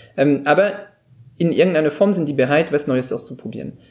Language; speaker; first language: German; non-native, fluent; French